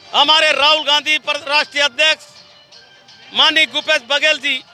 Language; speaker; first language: Hindi; native; Hindi